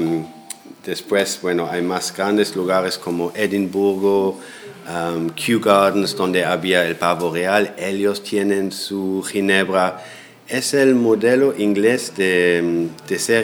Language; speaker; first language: Spanish; non-native, fluent; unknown